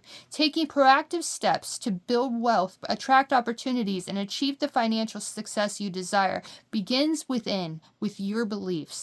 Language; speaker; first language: English; native; English